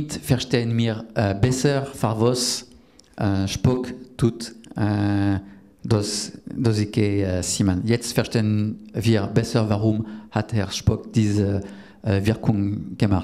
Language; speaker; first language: German; non-native, learner; French